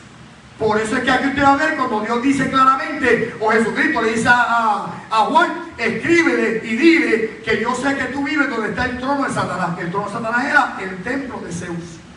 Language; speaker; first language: Spanish; native; Spanish